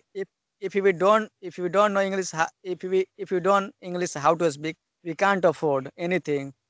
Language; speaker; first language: English; non-native, learner; Hindi